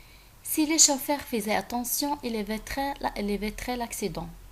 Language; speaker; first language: French; non-native, fluent; Arabic